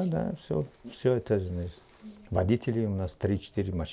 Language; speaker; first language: Russian; non-native, local second language; Tajik